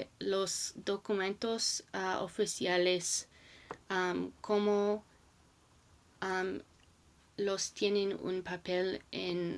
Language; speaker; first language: Spanish; non-native, learner; English